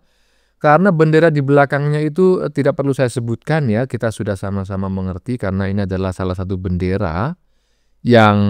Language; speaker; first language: Indonesian; native; Indonesian